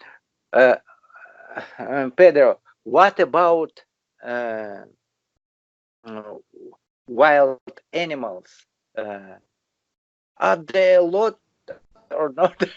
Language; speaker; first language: English; non-native, learner; Russian